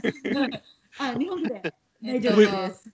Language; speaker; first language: Japanese; non-native, learner; English